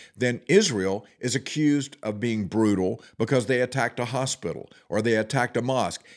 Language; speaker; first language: English; native; English